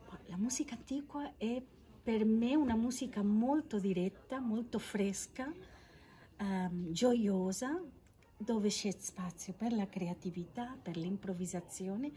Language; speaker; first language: Italian; non-native, fluent; Catalan